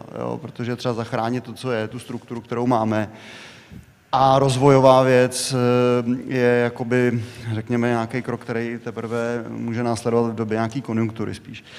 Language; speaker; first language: Czech; native; Czech